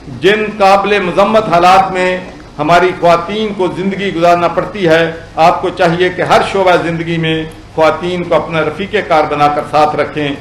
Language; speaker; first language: Urdu; non-native, local second language; Punjabi